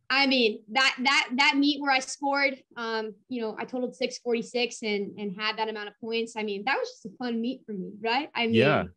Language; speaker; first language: English; native; English